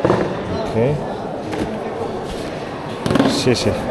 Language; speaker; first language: Chinese; non-native, learner; Bulgarian